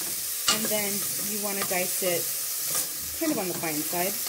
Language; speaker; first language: English; native; English